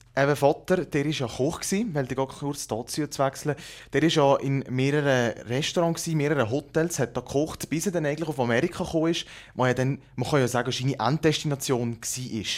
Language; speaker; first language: German; native; German